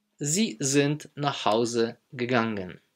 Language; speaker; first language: German; non-native, fluent; Polish